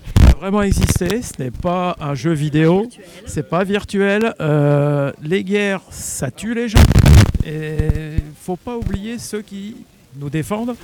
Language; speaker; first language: French; native; French